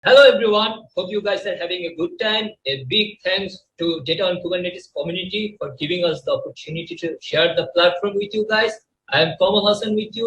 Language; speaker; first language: English; non-native, local second language; Bangla